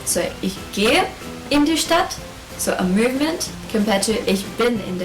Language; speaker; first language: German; non-native, fluent; English